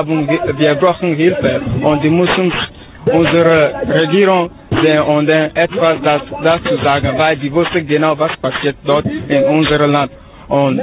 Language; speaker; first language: German; non-native, learner; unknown